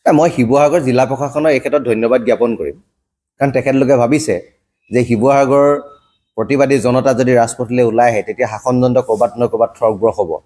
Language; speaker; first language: Assamese; native; Assamese